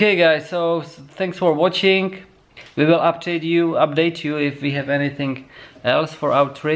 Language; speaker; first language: English; non-native, learner; Czech